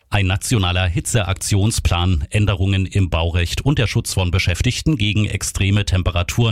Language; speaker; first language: German; native; German